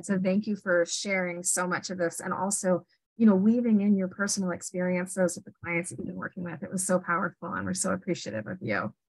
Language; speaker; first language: English; native; English